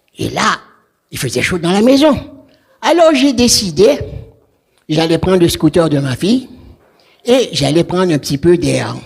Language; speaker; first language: French; non-native, local second language; Haitian Creole